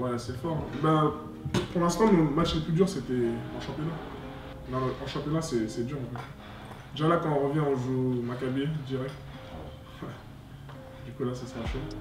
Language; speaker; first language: French; early bilingual, heritage; French